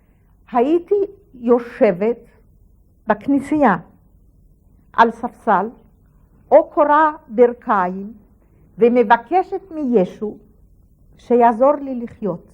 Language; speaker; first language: Hebrew; non-native, fluent; Polish